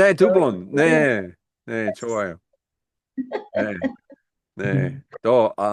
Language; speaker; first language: Korean; non-native, learner; English